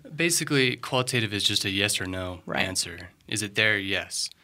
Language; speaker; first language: English; native; English